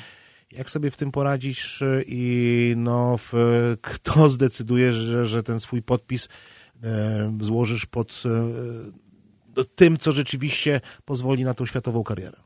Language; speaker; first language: Polish; native; Polish